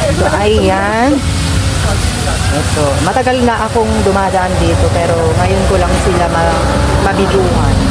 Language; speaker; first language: Filipino; native; Filipino